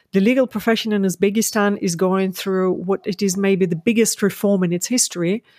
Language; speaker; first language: English; non-native, fluent; Ukrainian